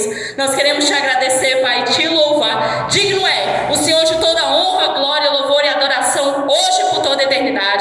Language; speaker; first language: Portuguese; native; Portuguese